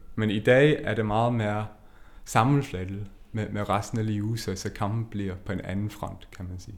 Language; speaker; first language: Danish; non-native, fluent; English